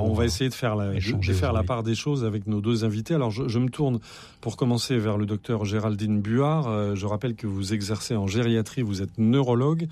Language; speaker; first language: French; native; French